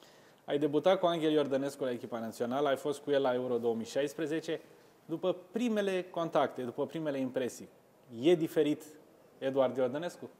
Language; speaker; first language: Romanian; native; Romanian